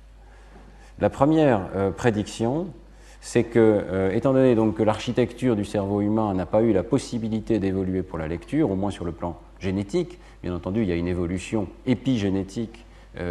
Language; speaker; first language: French; native; French